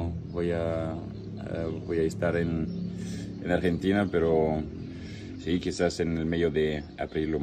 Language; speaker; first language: Spanish; non-native, learner; French